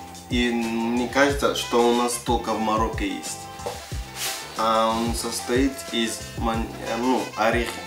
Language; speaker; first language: Russian; non-native, learner; Arabic